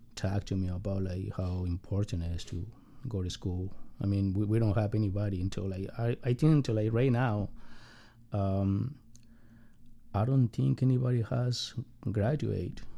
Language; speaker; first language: English; non-native, learner; Spanish